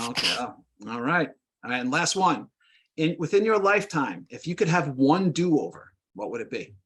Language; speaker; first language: English; native; English